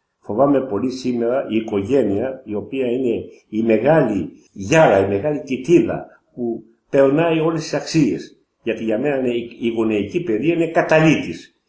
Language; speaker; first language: Greek; native; Greek